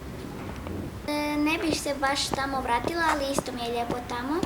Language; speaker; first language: Bosnian; early bilingual, other home language; Spanish